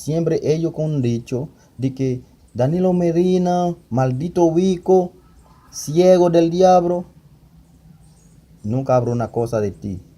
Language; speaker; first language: Spanish; non-native, learner; Haitian Creole